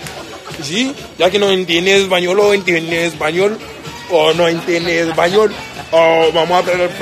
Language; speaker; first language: Spanish; non-native, fluent; French